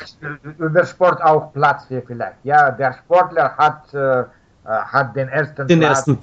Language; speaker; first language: German; non-native, fluent; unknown